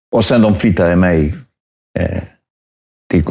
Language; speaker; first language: Swedish; non-native, fluent; Spanish